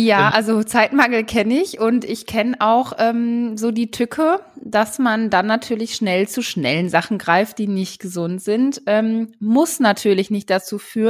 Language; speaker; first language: German; native; German